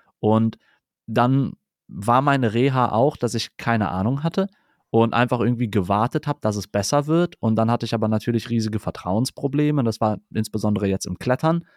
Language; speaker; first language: German; native; German